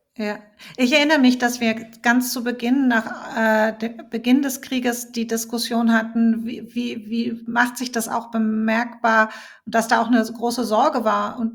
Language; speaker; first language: German; native; German